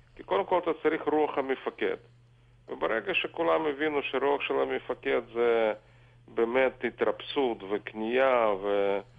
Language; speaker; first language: Hebrew; non-native, fluent; Russian